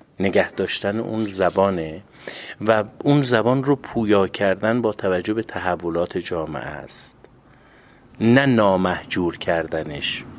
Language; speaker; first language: Persian; native; Persian